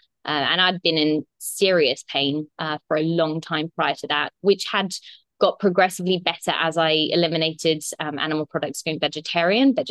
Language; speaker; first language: English; native; English